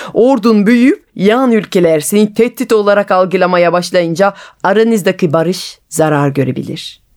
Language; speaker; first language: Turkish; non-native, fluent; French